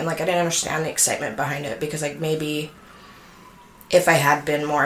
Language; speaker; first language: English; native; English